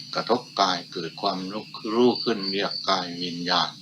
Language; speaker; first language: Thai; native; Thai